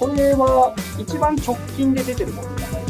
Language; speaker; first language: Japanese; native; Japanese